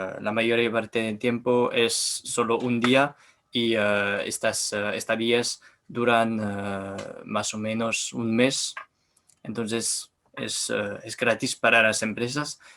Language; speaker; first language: Spanish; non-native, learner; French